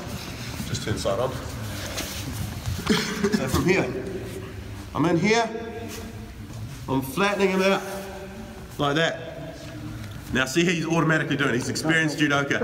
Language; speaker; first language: English; native; English